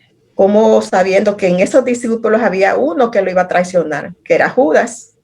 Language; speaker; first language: Spanish; native; Spanish